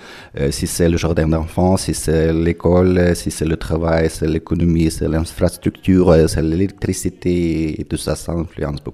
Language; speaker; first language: French; non-native, fluent; Ukrainian